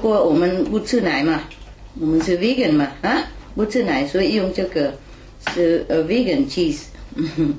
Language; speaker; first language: Chinese; non-native, fluent; Vietnamese